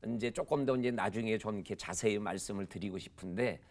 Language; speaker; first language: Korean; native; Korean